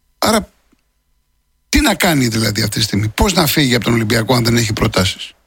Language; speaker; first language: Greek; native; Greek